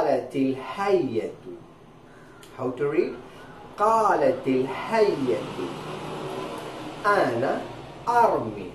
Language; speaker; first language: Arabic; non-native, fluent; Malayalam